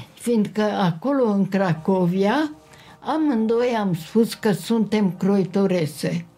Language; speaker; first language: Romanian; non-native, local second language; Hungarian